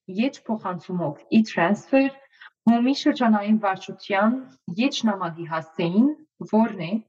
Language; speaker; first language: Armenian; early bilingual, heritage; Armenian